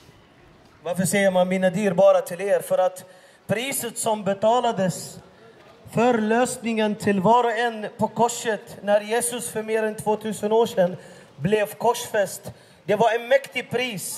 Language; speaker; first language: Swedish; non-native, fluent; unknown